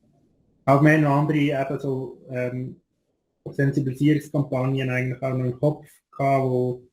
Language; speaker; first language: German; native; German